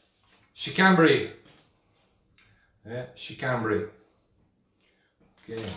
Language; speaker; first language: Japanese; non-native, learner; English